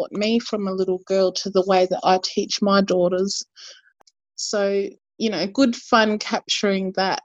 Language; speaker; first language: English; native; English